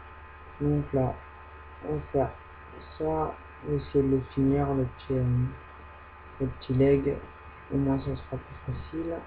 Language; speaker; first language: French; native; French